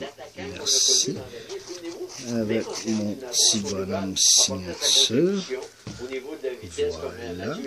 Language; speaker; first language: French; native; French